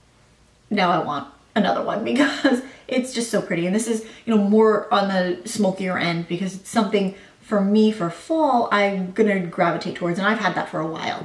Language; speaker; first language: English; native; English